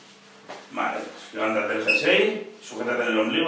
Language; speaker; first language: Spanish; native; Spanish